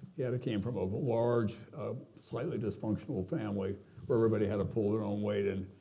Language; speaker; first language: English; native; English